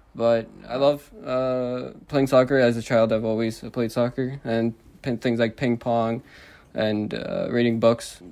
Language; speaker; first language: English; native; English